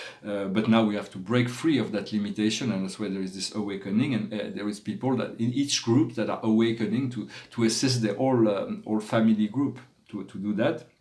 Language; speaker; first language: English; non-native, fluent; French